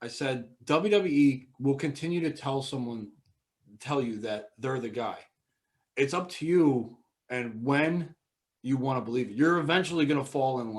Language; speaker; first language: English; native; English